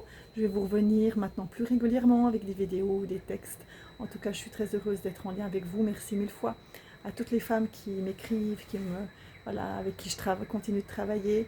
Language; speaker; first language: French; native; French